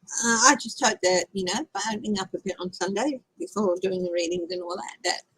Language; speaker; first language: English; native; English